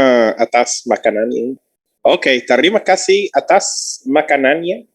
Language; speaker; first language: Indonesian; non-native, learner; English